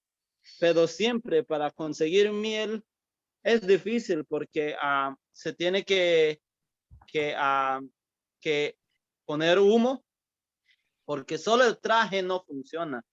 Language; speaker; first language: Spanish; early bilingual, heritage; English